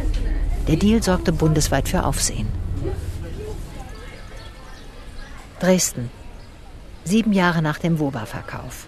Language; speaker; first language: German; native; German